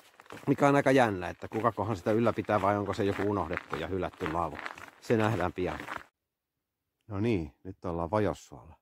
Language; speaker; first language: Finnish; native; Finnish